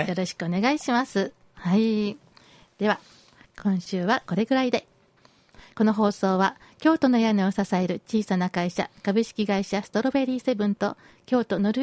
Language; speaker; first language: Japanese; native; Japanese